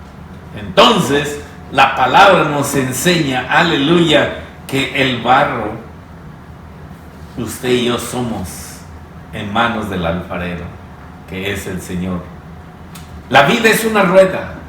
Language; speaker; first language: Spanish; native; Spanish